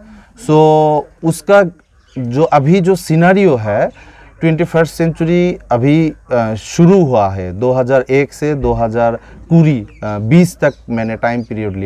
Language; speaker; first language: Hindi; non-native, fluent; Bangla